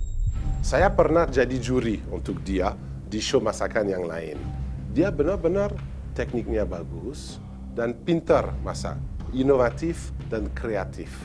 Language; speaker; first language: Indonesian; non-native, fluent; French